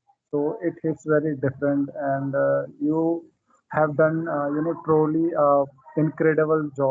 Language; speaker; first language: English; non-native, local second language; Hindi